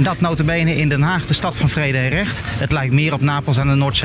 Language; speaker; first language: Dutch; native; Dutch